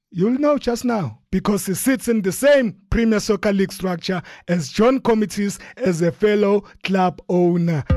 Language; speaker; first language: English; non-native, local second language; Zulu